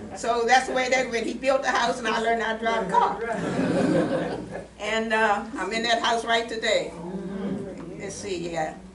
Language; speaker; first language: English; native; English